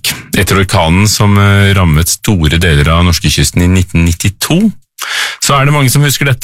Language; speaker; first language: Norwegian; native; Norwegian